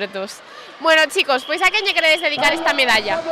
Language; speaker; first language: Galician; native; Galician